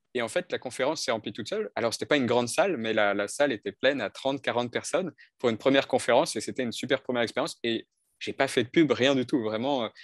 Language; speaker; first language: French; native; French